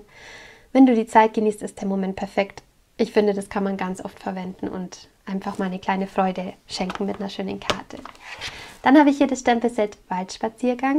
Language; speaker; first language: German; native; German